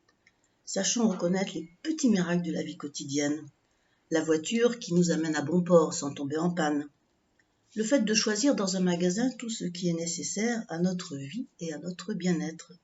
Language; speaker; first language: French; native; French